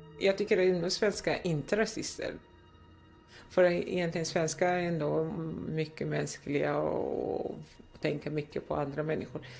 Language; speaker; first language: Swedish; non-native, fluent; Arabic